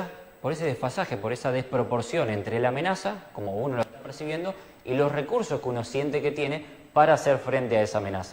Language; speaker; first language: Spanish; native; Spanish